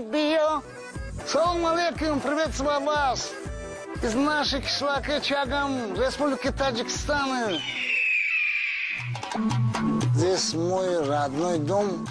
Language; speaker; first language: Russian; non-native, learner; Tajik